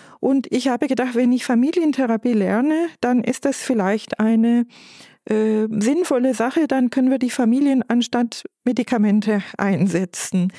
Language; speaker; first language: German; non-native, fluent; Turkish